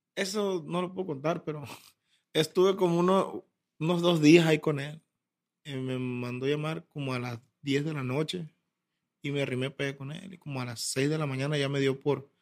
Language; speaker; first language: Spanish; native; Spanish